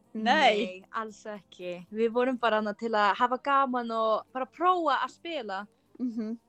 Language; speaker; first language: Icelandic; early bilingual, other home language; Portuguese